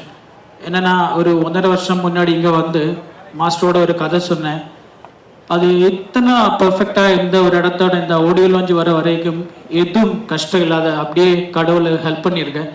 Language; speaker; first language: Tamil; non-native, learner; Malayalam